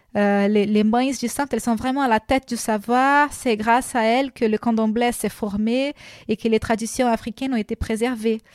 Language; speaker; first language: French; non-native, fluent; Portuguese